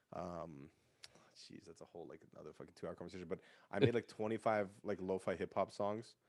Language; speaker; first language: English; native; English